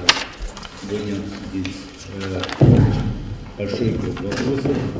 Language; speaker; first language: Russian; non-native, fluent; Armenian